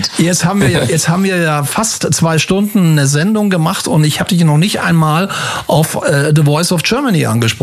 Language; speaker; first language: German; native; German